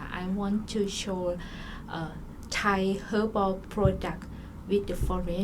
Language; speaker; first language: English; non-native, learner; Thai